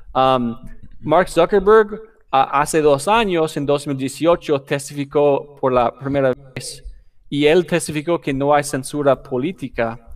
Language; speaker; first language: Spanish; non-native, fluent; English